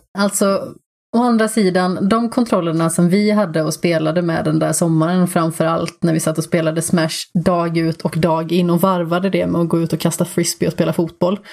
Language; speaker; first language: Swedish; native; Swedish